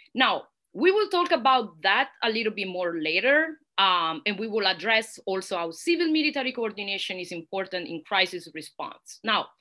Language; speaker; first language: English; non-native, fluent; Italian